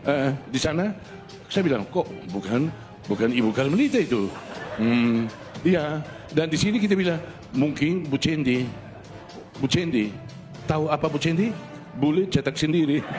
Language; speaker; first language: Indonesian; non-native, fluent; Tetum